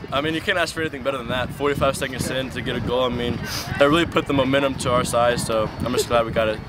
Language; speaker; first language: English; native; English